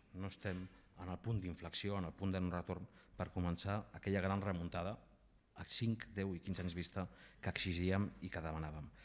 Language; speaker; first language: Catalan; non-native, local second language; Spanish